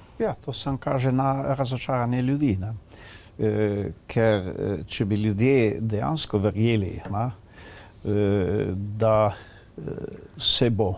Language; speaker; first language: Slovenian; native; Slovenian